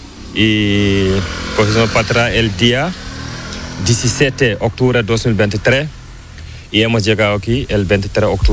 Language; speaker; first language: Spanish; non-native, learner; Fula